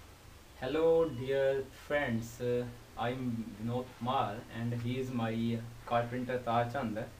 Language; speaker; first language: English; non-native, local second language; Hindi